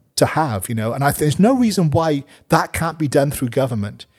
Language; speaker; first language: English; native; English